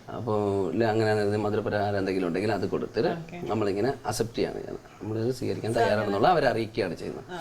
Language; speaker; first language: Malayalam; native; Malayalam